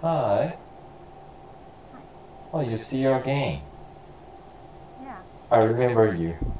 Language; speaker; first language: English; non-native, learner; Korean